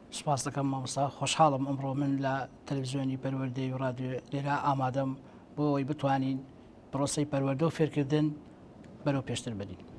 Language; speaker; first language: Central Kurdish; native; Central Kurdish